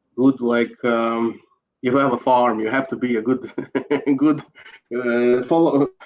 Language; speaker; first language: English; non-native, fluent; Latvian